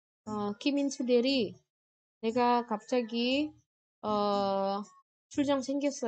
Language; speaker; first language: Korean; non-native, fluent; Indonesian